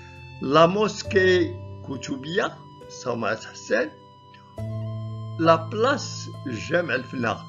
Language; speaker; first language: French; non-native, local second language; Arabic